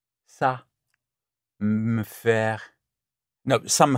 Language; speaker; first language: French; non-native, learner; English